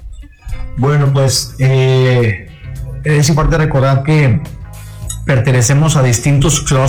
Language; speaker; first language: Spanish; native; Spanish